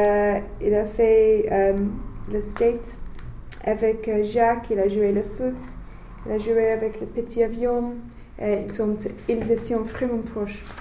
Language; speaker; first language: French; non-native, learner; English